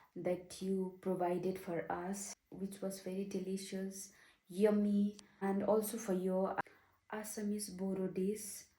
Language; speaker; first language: English; non-native, local second language; Nepali